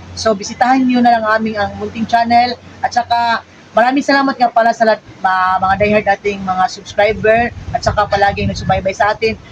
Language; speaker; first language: Filipino; non-native, local second language; Cebuano